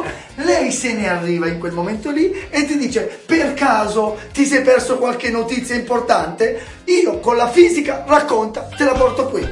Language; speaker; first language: Italian; native; Italian